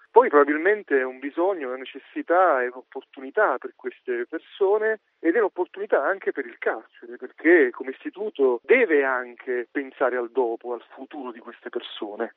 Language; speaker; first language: Italian; native; Italian